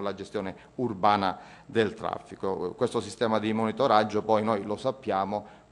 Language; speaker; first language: Italian; native; Italian